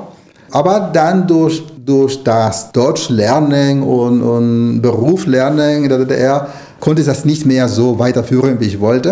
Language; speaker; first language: German; non-native, fluent; Spanish